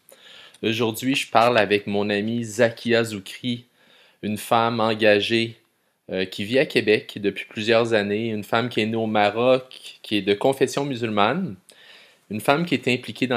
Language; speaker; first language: French; native; French